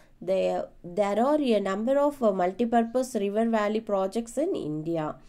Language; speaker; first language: English; non-native, local second language; Tamil